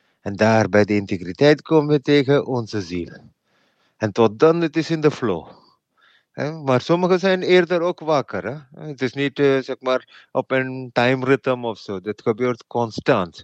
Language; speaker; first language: Dutch; non-native, fluent; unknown